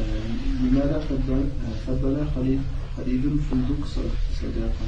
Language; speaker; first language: Arabic; non-native, learner; French